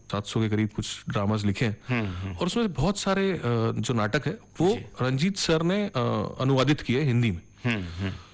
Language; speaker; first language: Hindi; non-native, local second language; Marathi